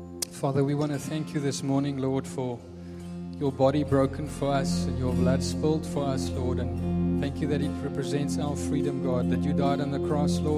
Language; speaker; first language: English; non-native, local second language; Afrikaans